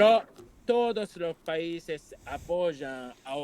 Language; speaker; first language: Spanish; non-native, fluent; Japanese